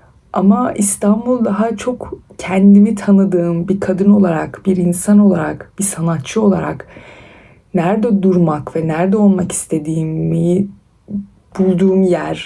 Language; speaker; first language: Turkish; early bilingual, other home language; Persian